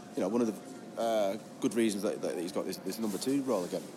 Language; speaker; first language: English; native; English